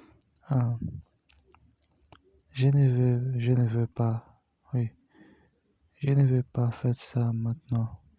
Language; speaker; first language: French; non-native, learner; Portuguese